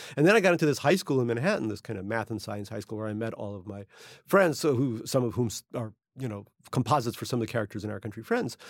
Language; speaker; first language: English; early bilingual, other home language; Russian